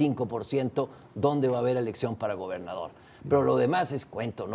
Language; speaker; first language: Spanish; native; Spanish